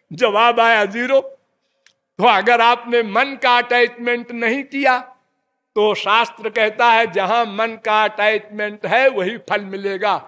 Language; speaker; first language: Hindi; native; Hindi